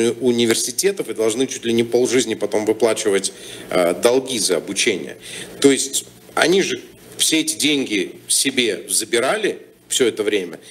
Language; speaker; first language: Russian; native; Russian